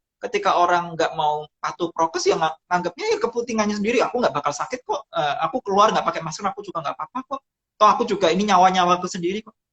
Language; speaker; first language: Indonesian; non-native, local second language; Javanese